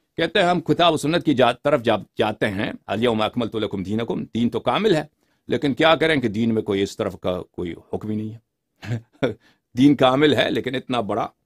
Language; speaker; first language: Urdu; non-native, fluent; Persian